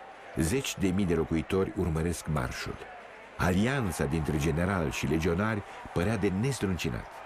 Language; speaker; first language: Romanian; native; Romanian